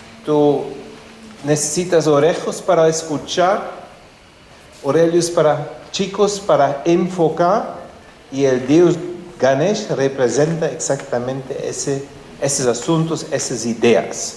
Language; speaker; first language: Spanish; non-native, fluent; German